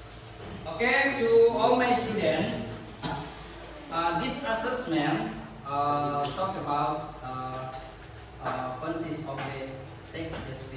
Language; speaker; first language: English; non-native, learner; Indonesian